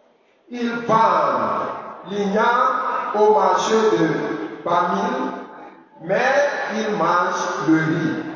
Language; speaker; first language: French; non-native, fluent; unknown